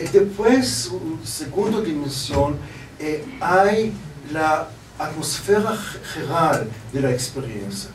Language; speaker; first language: Spanish; non-native, learner; Hebrew